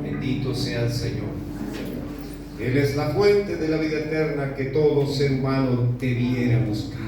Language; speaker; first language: Spanish; native; Spanish